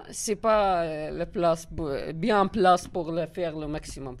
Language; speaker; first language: French; non-native, learner; Arabic